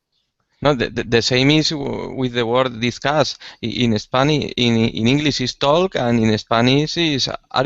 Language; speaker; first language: English; non-native, learner; Spanish